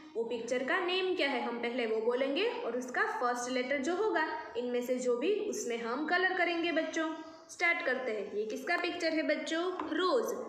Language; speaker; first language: Hindi; non-native, local second language; Gujarati